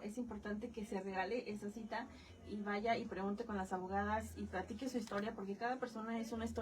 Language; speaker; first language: Spanish; native; Spanish